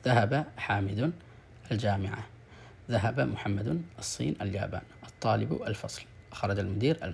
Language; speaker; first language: Arabic; non-native, fluent; Tamil